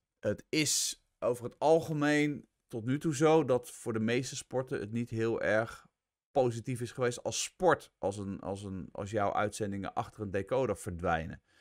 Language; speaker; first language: Dutch; native; Dutch